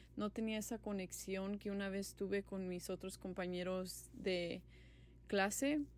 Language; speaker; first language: Spanish; early bilingual, heritage; Spanish